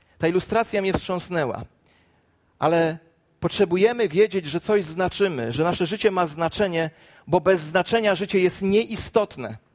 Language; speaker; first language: Polish; native; Polish